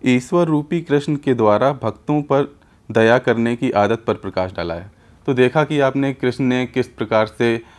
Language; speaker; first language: Hindi; native; Hindi